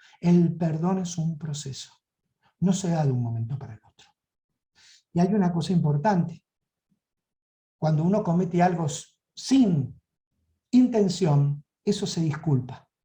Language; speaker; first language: Spanish; native; Spanish